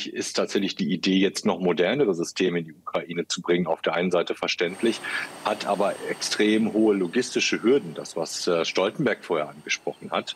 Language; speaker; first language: German; native; German